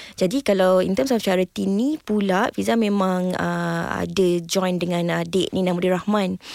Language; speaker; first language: Malay; native; Malay